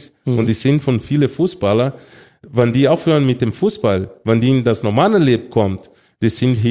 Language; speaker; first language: German; non-native, fluent; Portuguese